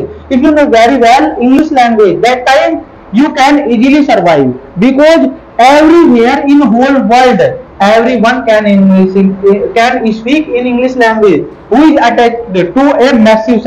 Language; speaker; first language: English; non-native, local second language; Hindi